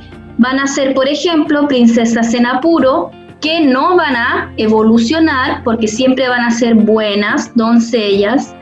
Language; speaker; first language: Spanish; native; Spanish